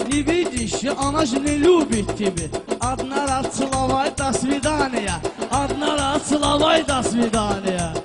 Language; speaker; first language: Russian; non-native, learner; Talysh